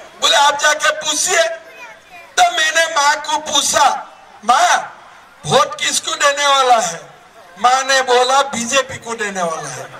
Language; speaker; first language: Hindi; non-native, local second language; Assamese